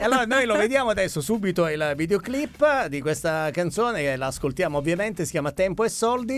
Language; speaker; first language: Italian; native; Italian